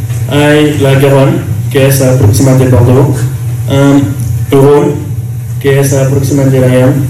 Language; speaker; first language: Spanish; non-native, learner; French